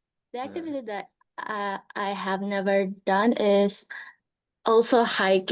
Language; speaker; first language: English; non-native, learner; Indonesian